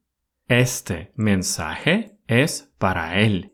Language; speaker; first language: Spanish; non-native, fluent; Russian